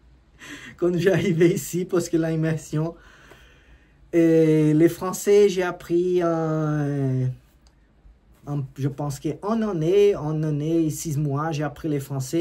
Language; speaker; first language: French; non-native, learner; Portuguese